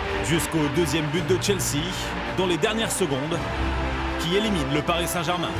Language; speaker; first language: French; native; French